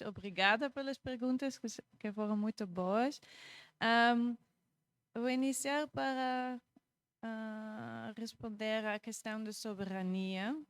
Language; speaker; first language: Portuguese; non-native, fluent; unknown